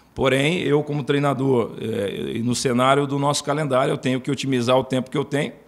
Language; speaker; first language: Portuguese; native; Portuguese